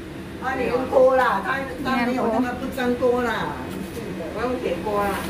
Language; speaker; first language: Chinese; native; Chinese